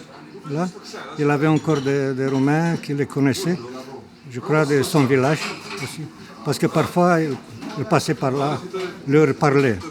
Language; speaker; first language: French; non-native, fluent; Romanian